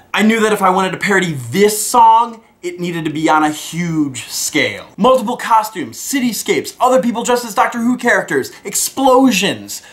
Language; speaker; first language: English; native; English